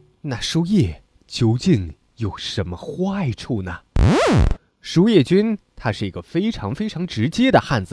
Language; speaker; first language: Chinese; native; Chinese